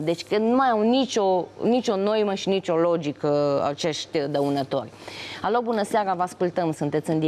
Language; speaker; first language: Romanian; native; Romanian